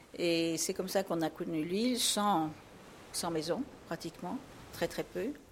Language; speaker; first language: French; native; French